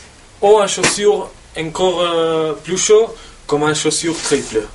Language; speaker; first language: French; non-native, fluent; Spanish